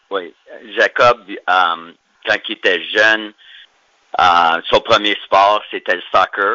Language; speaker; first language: French; native; French